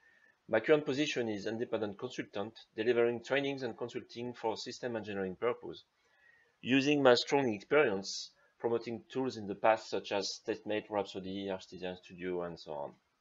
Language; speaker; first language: English; non-native, fluent; French